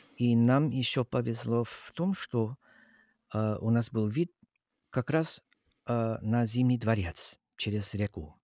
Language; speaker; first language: Russian; non-native, fluent; English